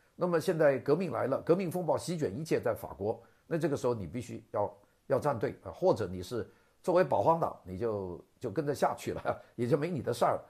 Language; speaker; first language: Chinese; non-native, local second language; Cantonese